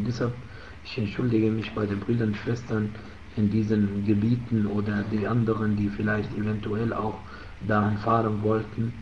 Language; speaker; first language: German; non-native, fluent; Arabic